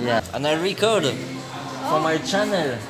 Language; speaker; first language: English; non-native, learner; French